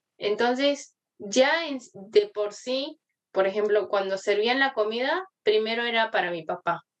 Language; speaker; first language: Spanish; early bilingual, other home language; Korean